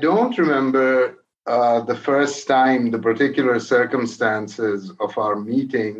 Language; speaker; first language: English; non-native, local second language; Urdu